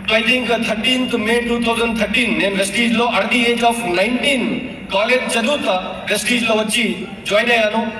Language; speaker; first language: Telugu; non-native, local second language; Urdu